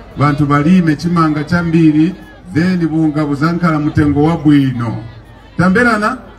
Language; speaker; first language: Nyanja; non-native, local second language; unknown